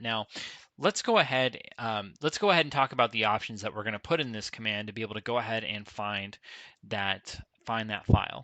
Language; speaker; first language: English; native; English